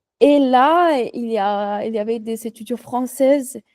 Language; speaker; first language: French; non-native, learner; Spanish